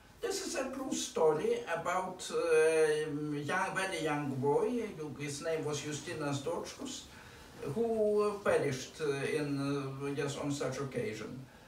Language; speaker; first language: English; non-native, fluent; Lithuanian